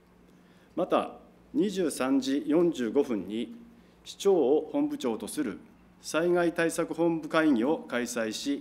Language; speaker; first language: Japanese; native; Japanese